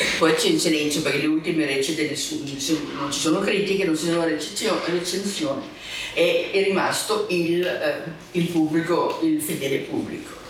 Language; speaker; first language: Italian; non-native, fluent; German